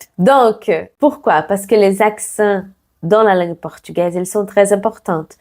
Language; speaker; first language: French; non-native, fluent; Portuguese